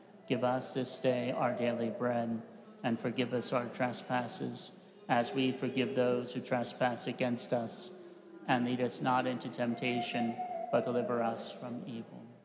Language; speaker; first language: English; native; English